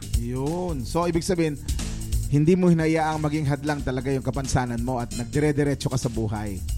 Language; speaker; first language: Filipino; native; Filipino